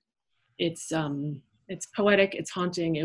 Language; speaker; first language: English; early bilingual, other home language; French